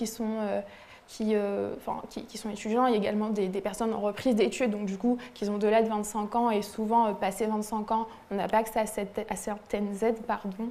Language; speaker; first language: French; native; French